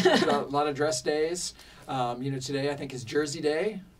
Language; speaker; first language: English; native; English